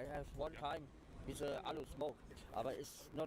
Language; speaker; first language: English; non-native, learner; German